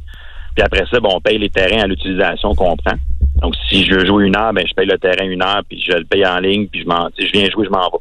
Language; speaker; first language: French; native; French